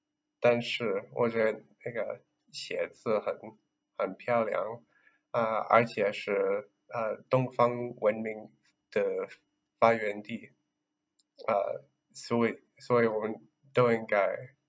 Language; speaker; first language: Chinese; non-native, learner; English